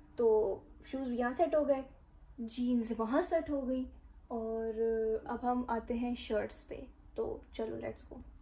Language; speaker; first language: Urdu; native; Urdu